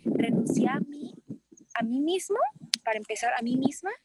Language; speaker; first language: Spanish; native; Spanish